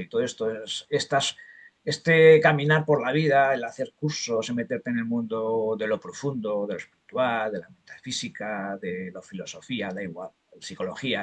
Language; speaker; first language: Spanish; native; Spanish